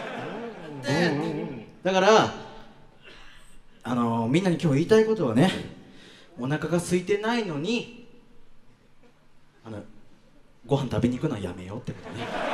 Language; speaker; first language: Japanese; native; Japanese